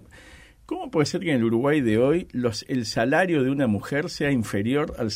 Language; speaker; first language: Spanish; native; Spanish